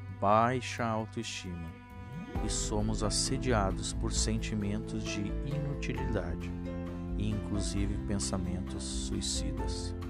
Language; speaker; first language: Portuguese; native; Portuguese